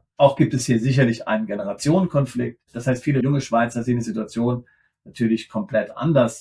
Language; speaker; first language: German; native; German